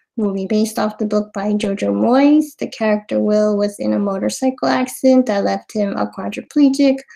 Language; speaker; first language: English; native; English